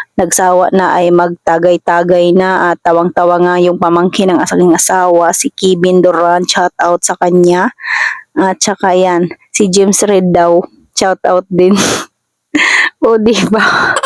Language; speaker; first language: Filipino; non-native, local second language; Masbatenyo